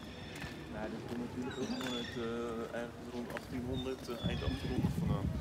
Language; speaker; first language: Dutch; native; Dutch